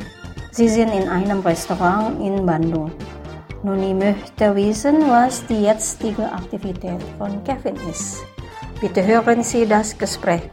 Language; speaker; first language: German; non-native, fluent; Indonesian